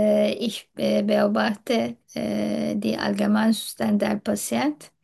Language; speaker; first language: German; non-native, learner; Turkish